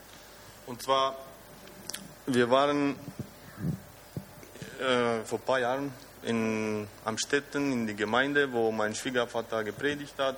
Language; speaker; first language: German; non-native, fluent; Romanian